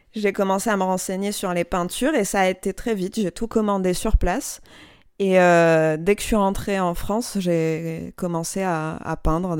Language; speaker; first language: French; non-native, local second language; Arabic